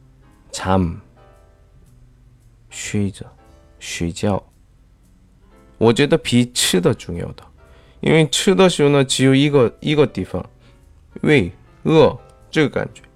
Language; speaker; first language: Chinese; non-native, learner; Korean